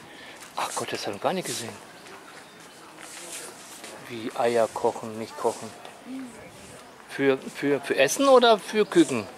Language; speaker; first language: German; native; German